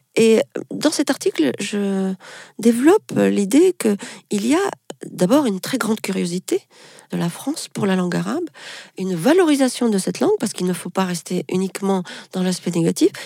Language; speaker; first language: French; non-native, local second language; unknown